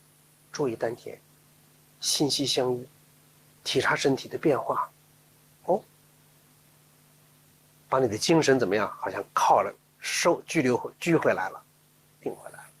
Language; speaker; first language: Chinese; native; Chinese